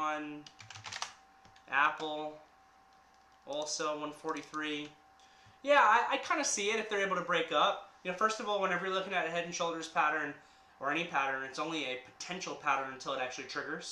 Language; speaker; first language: English; native; English